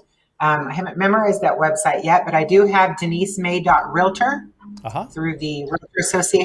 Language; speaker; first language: English; early bilingual, other home language; Spanish